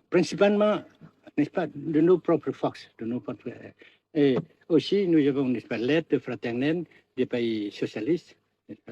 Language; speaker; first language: French; non-native, fluent; Vietnamese